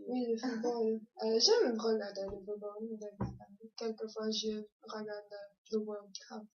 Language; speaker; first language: French; non-native, learner; English